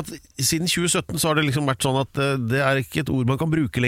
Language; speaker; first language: Norwegian; native; Norwegian